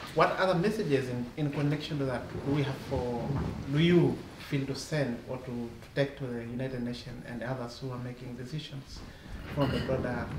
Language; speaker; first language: English; non-native, local second language; Masai